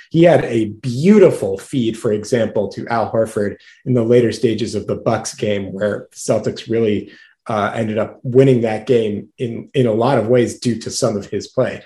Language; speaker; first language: English; native; English